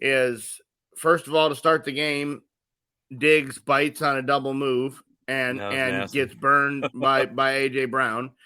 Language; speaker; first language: English; native; English